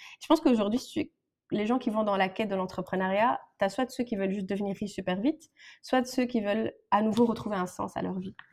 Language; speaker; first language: French; non-native, local second language; Arabic